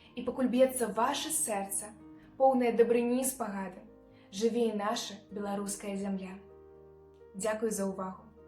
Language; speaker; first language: Belarusian; non-native, local second language; Russian